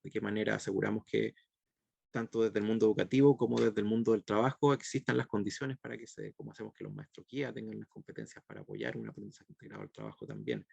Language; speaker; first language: Spanish; native; Spanish